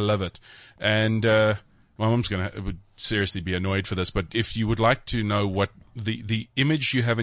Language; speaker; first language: English; native; English